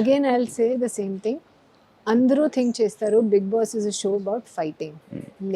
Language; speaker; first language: Telugu; non-native, learner; Hindi